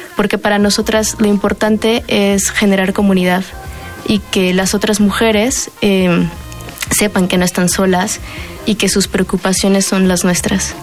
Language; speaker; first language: Spanish; native; Spanish